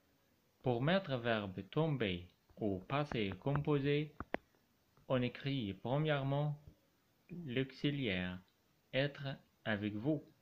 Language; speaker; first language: French; non-native, fluent; Arabic